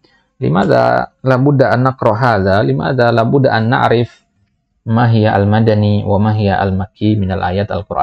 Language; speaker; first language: Arabic; non-native, fluent; Indonesian